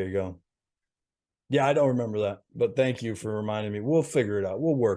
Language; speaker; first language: English; native; English